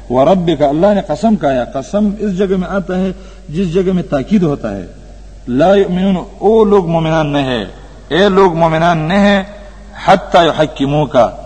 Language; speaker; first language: Urdu; non-native, local second language; Pashto